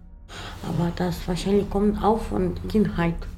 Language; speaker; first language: German; non-native, learner; Romanian